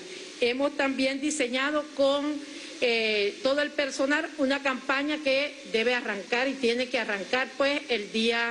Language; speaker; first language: Spanish; native; Spanish